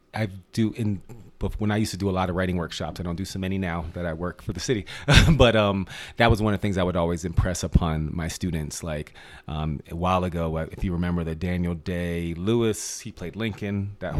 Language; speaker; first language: English; native; English